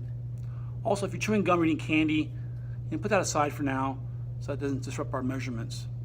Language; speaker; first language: English; native; English